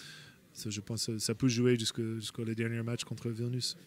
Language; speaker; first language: French; non-native, fluent; English